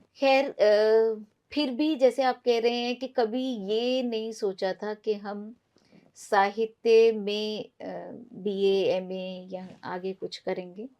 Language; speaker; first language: Hindi; non-native, local second language; Punjabi